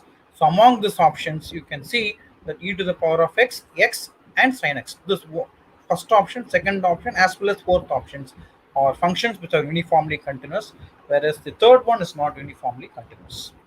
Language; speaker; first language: English; non-native, local second language; Tamil